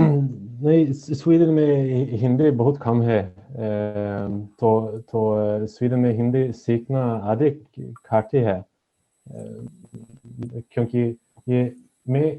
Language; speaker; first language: Hindi; non-native, learner; Swedish